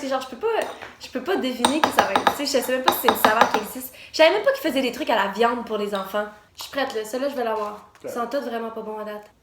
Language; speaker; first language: French; native; French